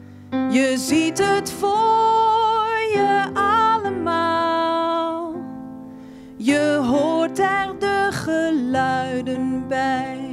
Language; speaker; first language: Dutch; native; Dutch